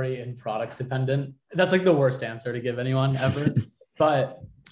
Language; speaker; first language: English; native; English